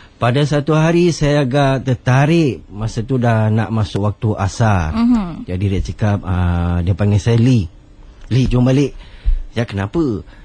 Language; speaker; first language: Malay; non-native, local second language; Chinese